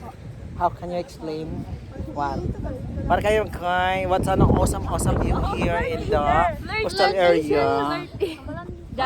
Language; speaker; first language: English; non-native, local second language; Hiligaynon